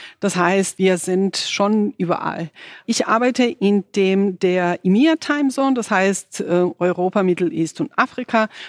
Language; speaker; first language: German; non-native, fluent; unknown